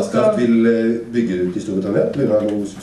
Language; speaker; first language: Norwegian; native; Norwegian